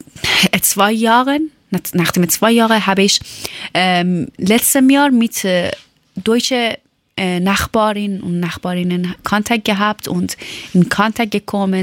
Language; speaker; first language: German; non-native, learner; Persian